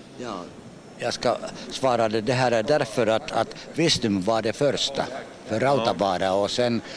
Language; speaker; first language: Swedish; non-native, fluent; Finnish